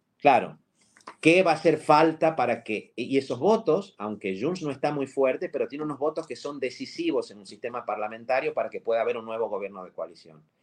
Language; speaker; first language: Spanish; native; Spanish